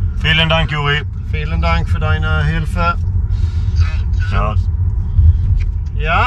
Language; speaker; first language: German; non-native, learner; Swedish